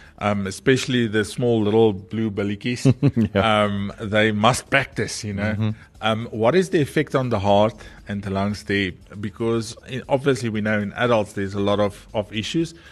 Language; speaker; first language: English; non-native, local second language; Afrikaans